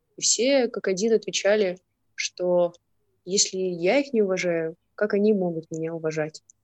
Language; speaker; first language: Russian; native; Russian